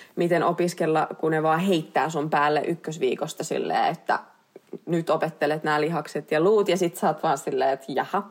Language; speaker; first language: Finnish; native; Finnish